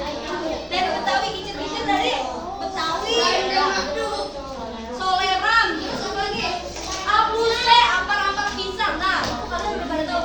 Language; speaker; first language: Indonesian; native; Indonesian